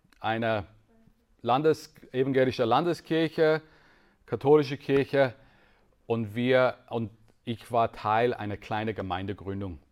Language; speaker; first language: German; non-native, fluent; English